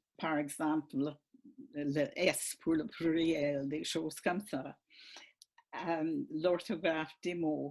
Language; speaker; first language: French; non-native, fluent; English